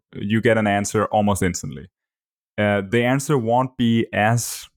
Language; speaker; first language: English; non-native, fluent; Danish